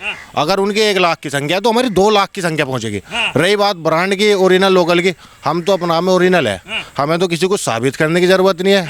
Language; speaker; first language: Hindi; native; Hindi